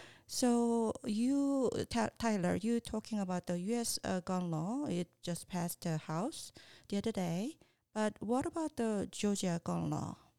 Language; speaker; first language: English; non-native, fluent; Korean